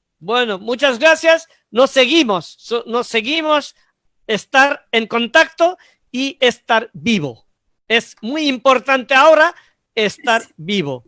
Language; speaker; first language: Spanish; non-native, fluent; Bangla